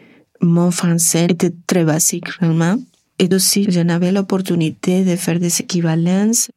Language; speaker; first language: French; non-native, learner; Spanish